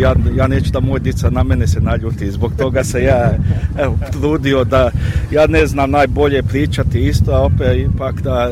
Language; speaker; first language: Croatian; early bilingual, heritage; English